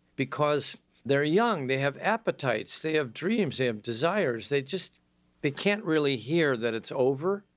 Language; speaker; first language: English; native; English